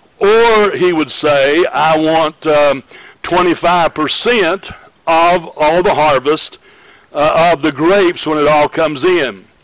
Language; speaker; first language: English; native; English